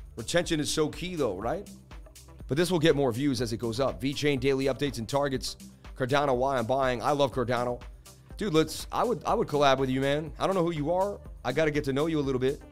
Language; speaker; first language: English; native; English